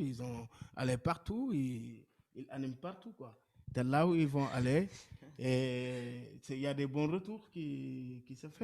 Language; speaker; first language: French; non-native, local second language; Wolof